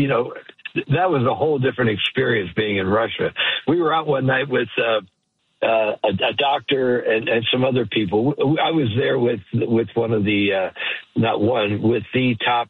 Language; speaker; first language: English; native; English